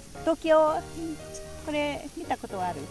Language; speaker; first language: Japanese; non-native, fluent; Thai